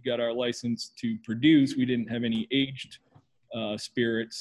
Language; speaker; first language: English; native; English